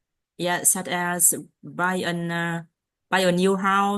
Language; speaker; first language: English; non-native, learner; Vietnamese